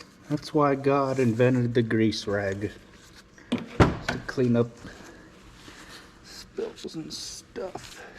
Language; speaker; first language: English; native; English